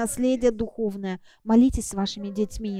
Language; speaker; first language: Russian; non-native, fluent; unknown